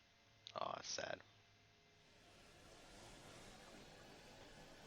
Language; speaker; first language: English; native; English